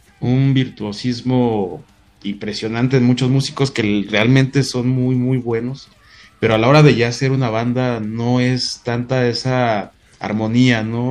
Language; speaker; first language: Spanish; native; Spanish